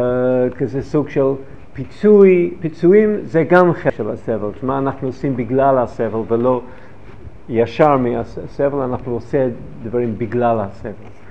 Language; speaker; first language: Hebrew; non-native, fluent; English